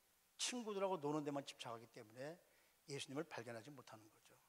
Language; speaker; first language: Korean; native; Korean